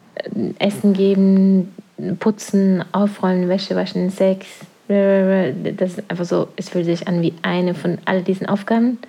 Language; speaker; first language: German; non-native, fluent; Norwegian